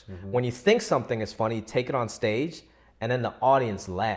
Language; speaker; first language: English; non-native, local second language; Wu Chinese